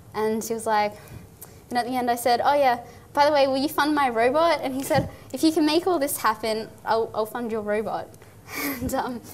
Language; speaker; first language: English; native; English